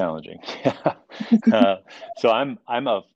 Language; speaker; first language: English; native; English